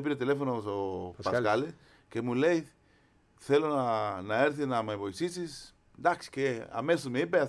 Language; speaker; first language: Greek; non-native, fluent; Spanish